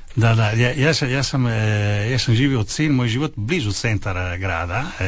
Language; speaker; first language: Croatian; non-native, learner; Italian